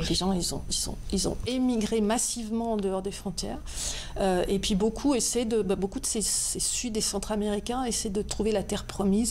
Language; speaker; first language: French; native; French